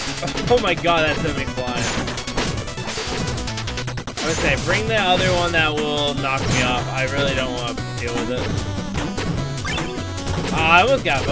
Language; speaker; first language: English; native; English